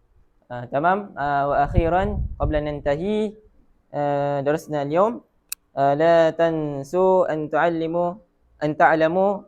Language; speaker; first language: Arabic; non-native, learner; Malay